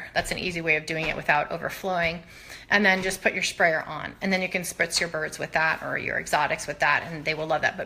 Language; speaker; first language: English; native; English